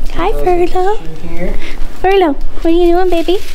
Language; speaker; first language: English; native; English